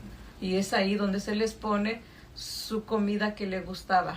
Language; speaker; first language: Spanish; native; Spanish